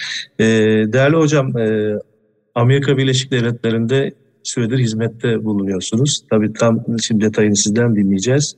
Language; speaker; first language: Turkish; native; Turkish